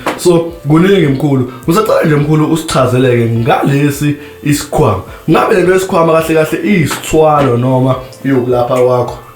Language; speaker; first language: Zulu; native; Zulu